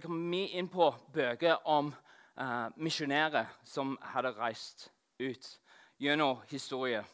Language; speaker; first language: Norwegian; non-native, fluent; English